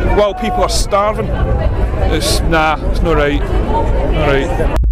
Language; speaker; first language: English; native; English